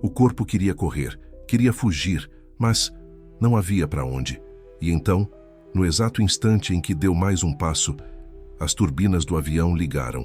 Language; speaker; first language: Portuguese; native; Portuguese